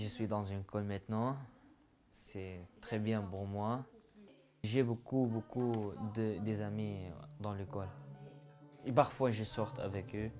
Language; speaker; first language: French; non-native, learner; Arabic